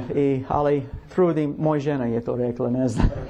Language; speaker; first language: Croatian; non-native, learner; English